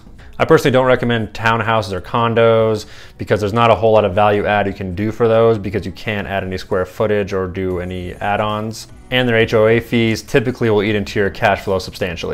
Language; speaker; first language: English; native; English